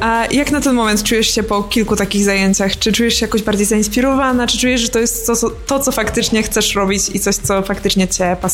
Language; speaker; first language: Polish; native; Polish